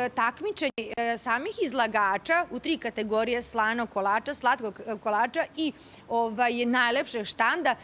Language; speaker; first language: Serbian; native; Serbian